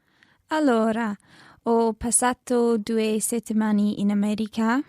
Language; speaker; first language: Italian; non-native, learner; English